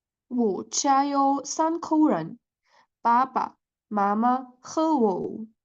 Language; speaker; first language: Chinese; non-native, learner; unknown